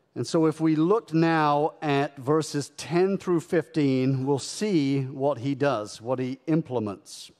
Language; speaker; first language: English; native; English